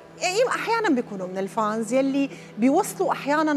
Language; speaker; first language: Arabic; native; Arabic